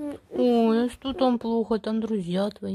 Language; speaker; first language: Russian; native; Russian